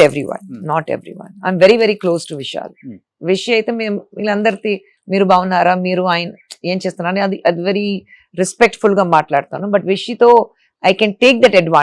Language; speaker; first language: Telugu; non-native, fluent; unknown